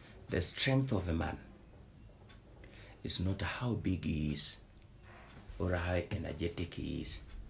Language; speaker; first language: English; non-native, local second language; Swahili